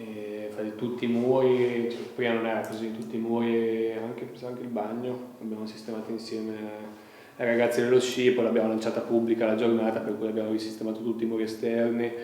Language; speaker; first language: Italian; native; Italian